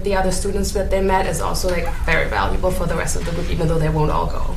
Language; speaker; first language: English; non-native, fluent; German